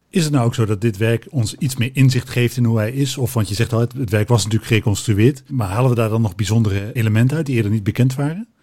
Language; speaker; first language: Dutch; native; Dutch